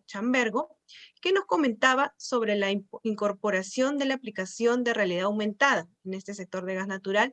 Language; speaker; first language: Spanish; native; Spanish